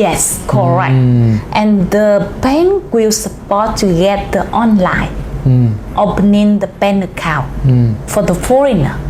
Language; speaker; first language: English; non-native, learner; Vietnamese